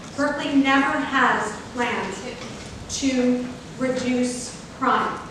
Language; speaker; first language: English; native; English